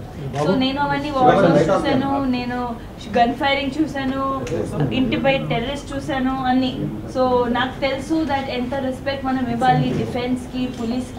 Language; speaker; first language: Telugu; non-native, local second language; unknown